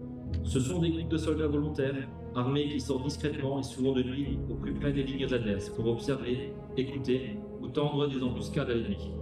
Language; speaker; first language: French; native; French